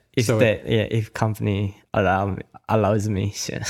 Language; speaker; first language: English; non-native, learner; Japanese